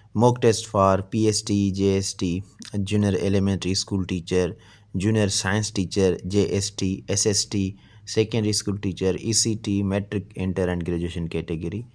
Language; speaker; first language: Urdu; non-native, local second language; Sindhi